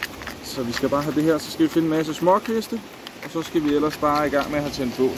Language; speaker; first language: Danish; native; Danish